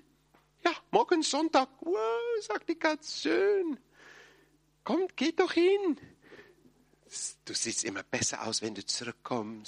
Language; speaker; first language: German; non-native, fluent; English